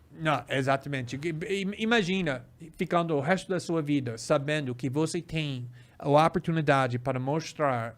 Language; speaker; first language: Portuguese; non-native, fluent; English